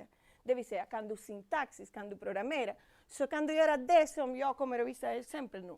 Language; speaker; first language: Swedish; non-native, fluent; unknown